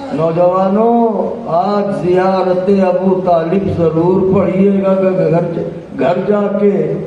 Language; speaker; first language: Urdu; native; Urdu